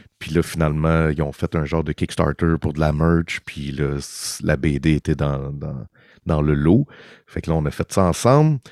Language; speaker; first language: French; early bilingual, heritage; French